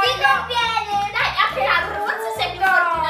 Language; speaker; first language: Italian; native; Italian